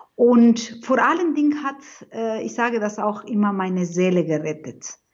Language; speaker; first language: German; non-native, fluent; Spanish